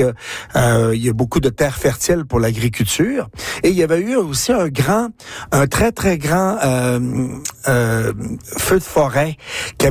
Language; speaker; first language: French; native; French